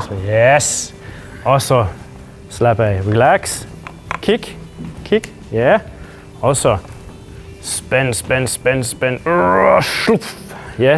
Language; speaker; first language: Danish; non-native, fluent; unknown